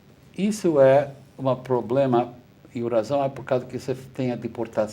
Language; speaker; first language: Portuguese; non-native, fluent; Spanish